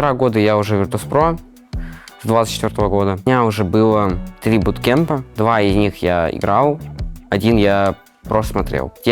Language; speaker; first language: Russian; native; Russian